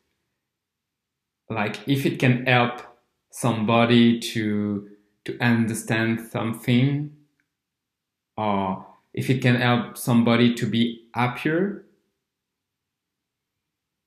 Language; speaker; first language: English; non-native, fluent; French